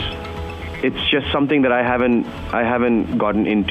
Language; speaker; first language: English; non-native, local second language; Hindi